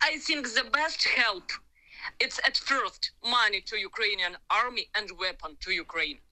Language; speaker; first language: English; non-native, learner; Ukrainian